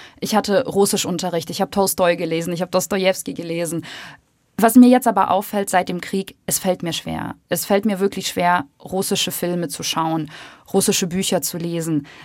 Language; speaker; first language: German; early bilingual, other home language; Russian